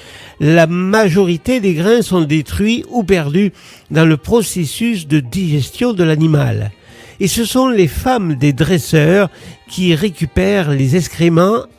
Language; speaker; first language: French; native; French